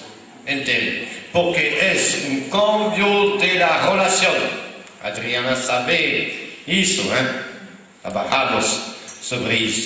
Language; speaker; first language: Spanish; non-native, fluent; French